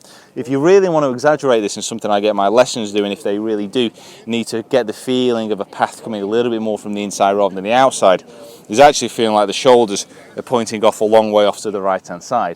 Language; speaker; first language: English; native; English